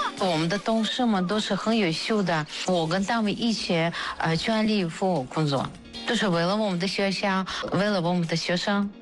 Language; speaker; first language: Chinese; non-native, fluent; Russian